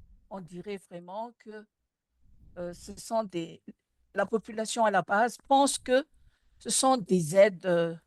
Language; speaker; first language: French; non-native, local second language; Malagasy